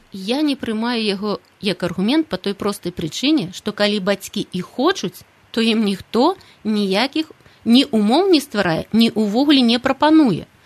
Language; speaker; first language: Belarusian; native; Belarusian